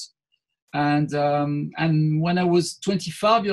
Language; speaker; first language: English; non-native, fluent; French